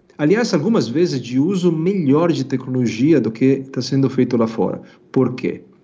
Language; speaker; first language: Portuguese; non-native, fluent; Italian